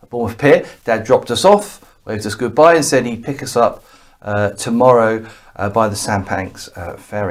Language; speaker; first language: English; native; English